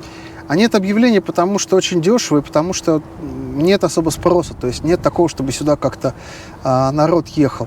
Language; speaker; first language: Russian; native; Russian